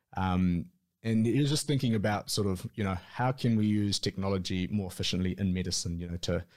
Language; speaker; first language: English; native; English